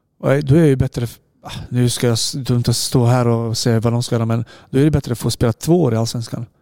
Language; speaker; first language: Swedish; non-native, fluent; Serbian